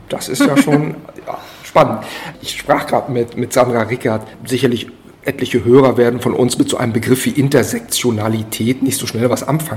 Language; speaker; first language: German; native; German